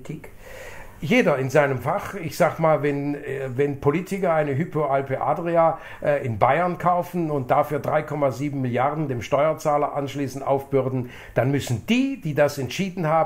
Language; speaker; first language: German; native; German